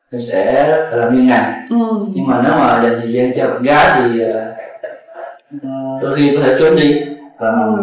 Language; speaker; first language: Vietnamese; native; Vietnamese